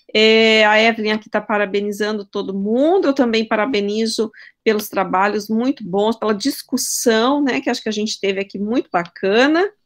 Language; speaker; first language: Portuguese; native; Portuguese